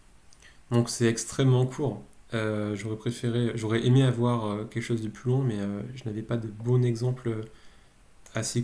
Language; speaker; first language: French; native; French